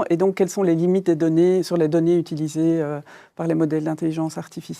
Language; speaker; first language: French; native; French